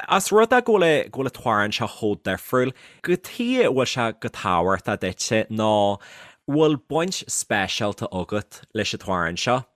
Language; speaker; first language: Irish; native; Irish